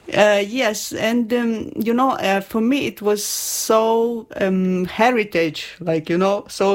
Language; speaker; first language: English; non-native, learner; Ukrainian